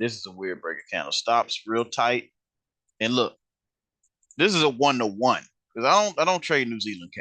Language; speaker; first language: English; native; English